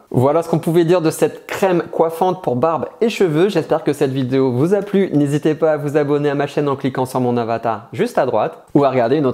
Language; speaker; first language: French; native; French